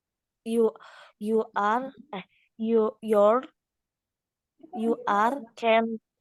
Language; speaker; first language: English; non-native, learner; Indonesian